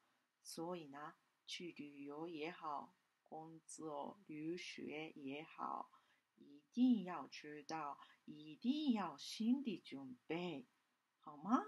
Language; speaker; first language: Chinese; non-native, fluent; Japanese